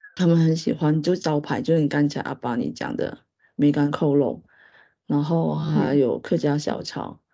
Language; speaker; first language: Chinese; non-native, local second language; Hakka Chinese